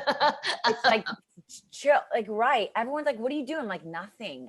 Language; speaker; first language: English; native; English